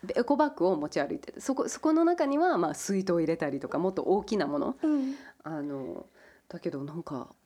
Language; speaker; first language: Japanese; early bilingual, heritage; English